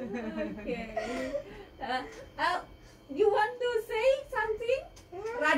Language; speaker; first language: English; non-native, fluent; Indonesian